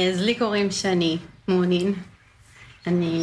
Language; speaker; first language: Hebrew; native; Hebrew